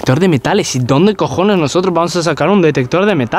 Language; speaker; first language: Spanish; native; Spanish